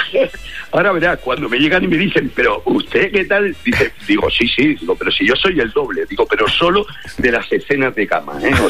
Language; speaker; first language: Spanish; native; Spanish